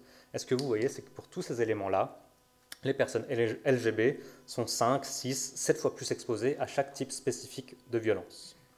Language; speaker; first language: French; native; French